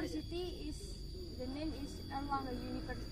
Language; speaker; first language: English; non-native, learner; Indonesian